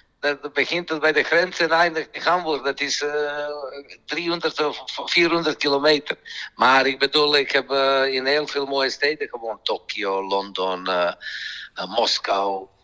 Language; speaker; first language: Dutch; non-native, fluent; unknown